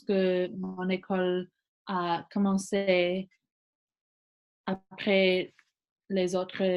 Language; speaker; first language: French; non-native, learner; English